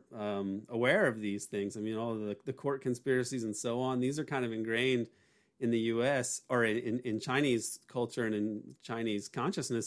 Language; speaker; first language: English; native; English